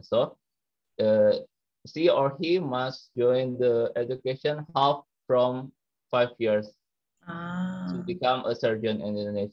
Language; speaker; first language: English; non-native, learner; Indonesian